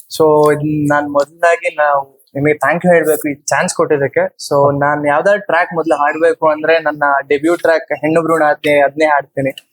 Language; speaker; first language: Kannada; non-native, local second language; Kodava